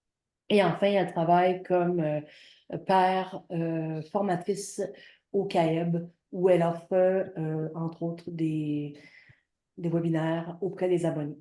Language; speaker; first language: French; native; French